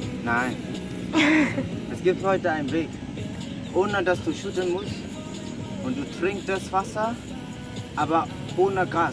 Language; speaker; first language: German; non-native, fluent; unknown